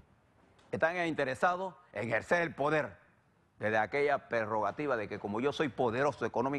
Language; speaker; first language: Spanish; native; Spanish